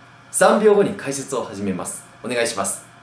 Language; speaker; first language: Japanese; native; Japanese